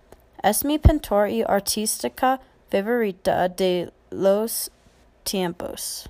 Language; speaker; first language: Spanish; non-native, learner; English